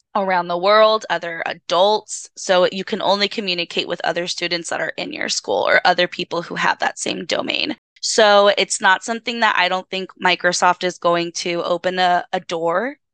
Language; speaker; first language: English; native; English